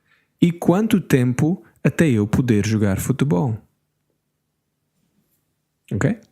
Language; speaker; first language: Portuguese; non-native, learner; English